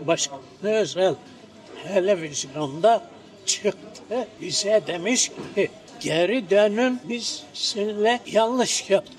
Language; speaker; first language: Turkish; non-native, local second language; Greek